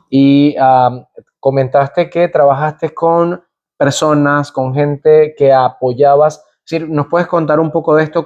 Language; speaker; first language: Spanish; native; Spanish